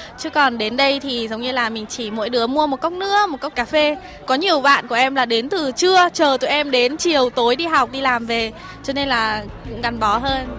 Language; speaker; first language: Vietnamese; early bilingual, heritage; Vietnamese